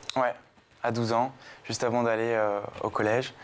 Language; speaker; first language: French; native; French